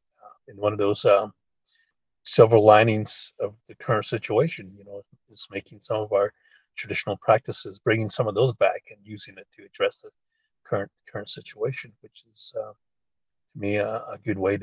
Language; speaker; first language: English; early bilingual, other home language; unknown